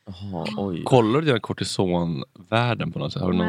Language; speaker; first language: Swedish; native; Swedish